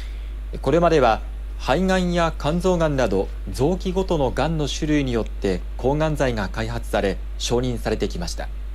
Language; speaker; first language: Japanese; native; Japanese